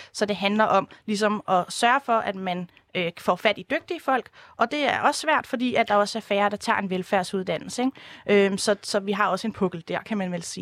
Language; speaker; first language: Danish; native; Danish